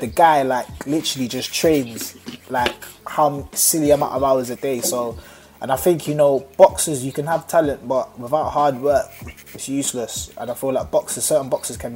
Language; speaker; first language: English; native; English